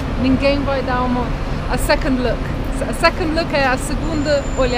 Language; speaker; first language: Portuguese; early bilingual, heritage; Portuguese